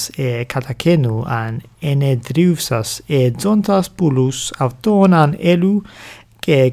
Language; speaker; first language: Greek; non-native, fluent; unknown